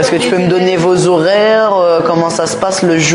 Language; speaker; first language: French; native; French